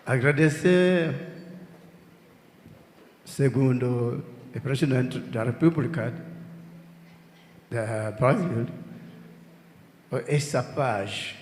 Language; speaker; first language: Portuguese; non-native, learner; Lingala